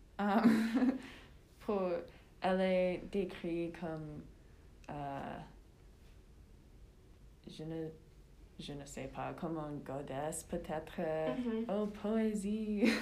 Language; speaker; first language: French; non-native, learner; English